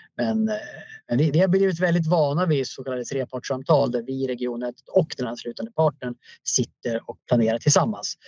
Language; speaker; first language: Swedish; native; Swedish